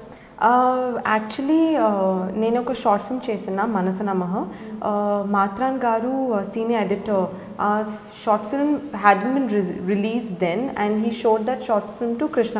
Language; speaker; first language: Telugu; non-native, learner; Hindi